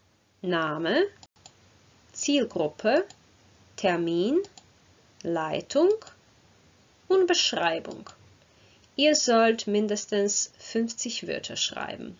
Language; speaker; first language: German; non-native, fluent; Croatian